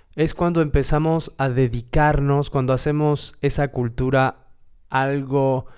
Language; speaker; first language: Spanish; native; Spanish